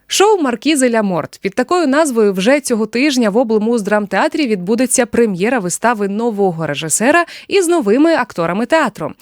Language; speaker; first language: Ukrainian; native; Ukrainian